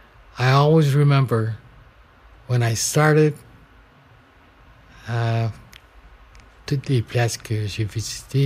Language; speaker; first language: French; non-native, local second language; English